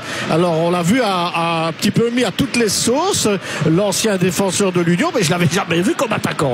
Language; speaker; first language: French; native; French